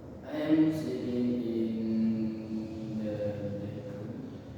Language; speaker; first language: English; non-native, local second language; Indonesian